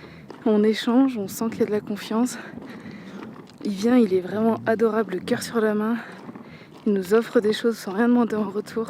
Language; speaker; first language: French; native; French